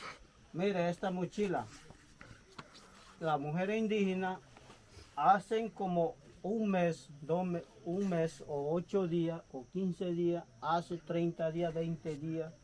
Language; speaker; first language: Spanish; non-native, local second language; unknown